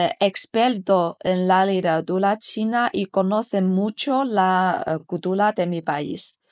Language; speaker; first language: Spanish; non-native, fluent; Chinese